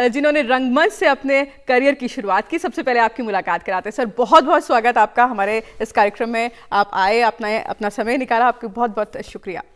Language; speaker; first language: Hindi; native; Hindi